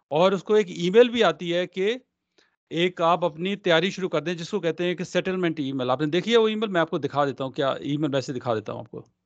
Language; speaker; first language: Hindi; non-native, local second language; Punjabi